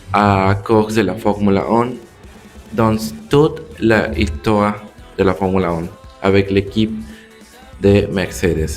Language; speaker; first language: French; non-native, learner; Spanish